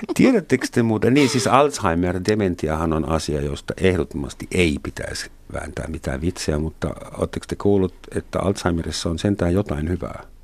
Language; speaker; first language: Finnish; non-native, fluent; German